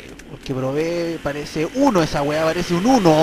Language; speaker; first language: Spanish; native; Spanish